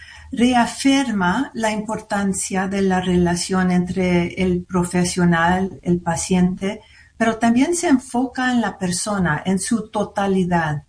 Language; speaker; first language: Spanish; early bilingual, heritage; Spanish